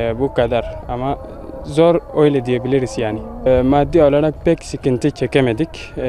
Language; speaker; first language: Turkish; non-native, fluent; Arabic